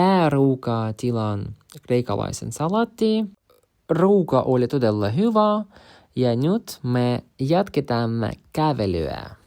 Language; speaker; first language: Finnish; non-native, learner; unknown